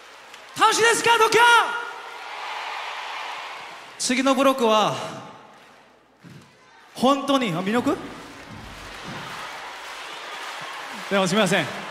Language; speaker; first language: Japanese; non-native, fluent; Korean